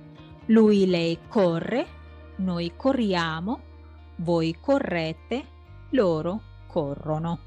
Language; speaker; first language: Italian; non-native, fluent; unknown